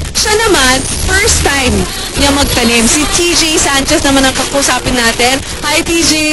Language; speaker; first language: Filipino; non-native, fluent; Korean